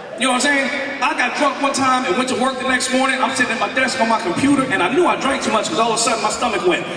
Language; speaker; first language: English; native; English